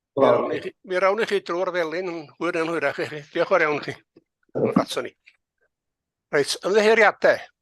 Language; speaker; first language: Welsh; native; Welsh